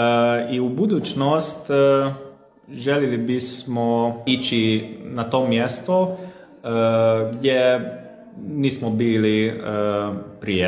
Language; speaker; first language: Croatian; non-native, local second language; Hungarian